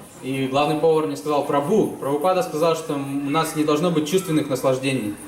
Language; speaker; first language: Russian; native; Russian